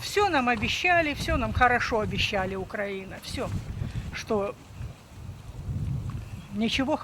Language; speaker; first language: Russian; native; Russian